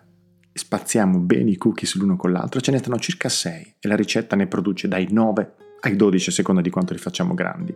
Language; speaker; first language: Italian; native; Italian